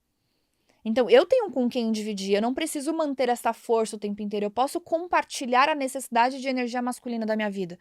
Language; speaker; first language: Portuguese; native; Portuguese